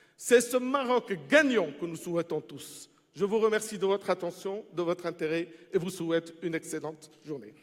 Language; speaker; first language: French; non-native, local second language; Arabic